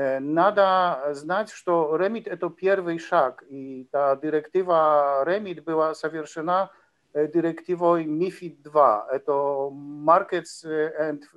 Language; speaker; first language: Russian; non-native, learner; Polish